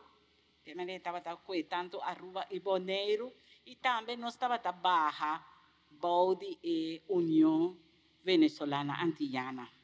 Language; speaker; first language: Portuguese; non-native, learner; Papiamento